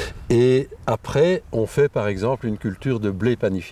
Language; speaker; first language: French; native; French